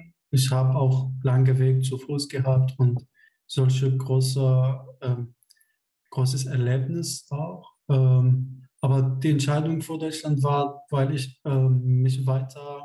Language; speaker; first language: German; non-native, fluent; Arabic